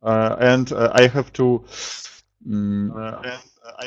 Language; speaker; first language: English; non-native, learner; Russian